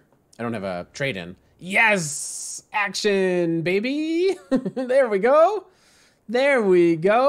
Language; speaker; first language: English; native; English